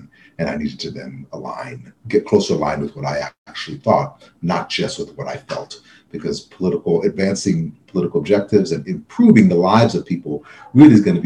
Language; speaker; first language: English; native; English